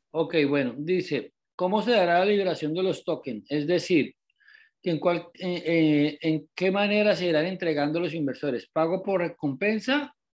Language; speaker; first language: Spanish; native; Spanish